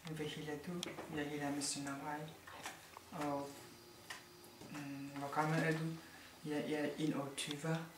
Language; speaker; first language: Danish; non-native, learner; Hakha Chin